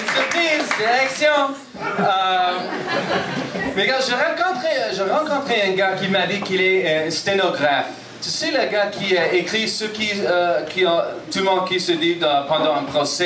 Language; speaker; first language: French; non-native, local second language; English